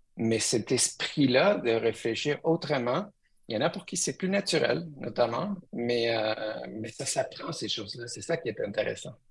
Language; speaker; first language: French; early bilingual, other home language; Spanish